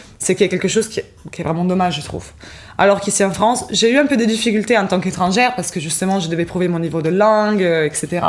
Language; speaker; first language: French; non-native, fluent; Italian